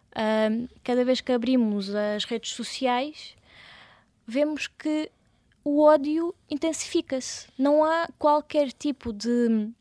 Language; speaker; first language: Portuguese; early bilingual, other home language; Russian